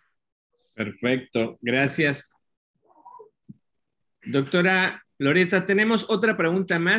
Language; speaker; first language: Spanish; native; Spanish